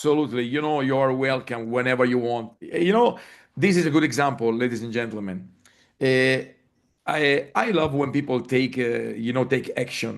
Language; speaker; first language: English; non-native, fluent; Italian